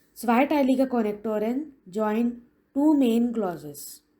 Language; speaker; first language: German; non-native, fluent; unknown